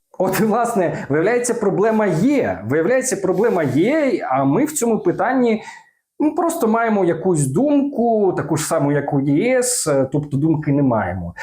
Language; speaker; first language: Ukrainian; non-native, local second language; Russian